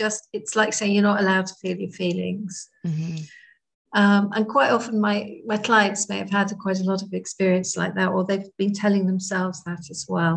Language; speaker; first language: English; native; English